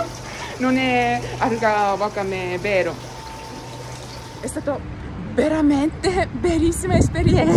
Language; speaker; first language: Italian; non-native, learner; Japanese